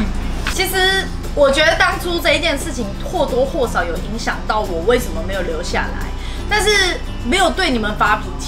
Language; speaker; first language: Chinese; native; Chinese